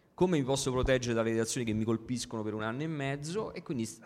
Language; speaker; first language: Italian; native; Italian